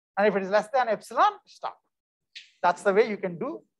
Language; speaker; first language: English; non-native, local second language; Telugu